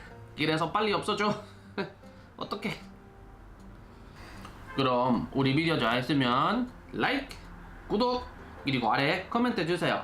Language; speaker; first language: Korean; non-native, fluent; Spanish